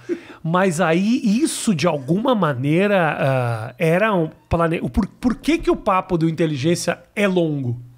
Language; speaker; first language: Portuguese; native; Portuguese